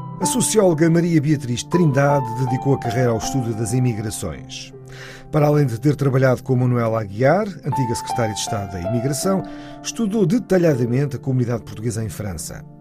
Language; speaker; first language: Portuguese; native; Portuguese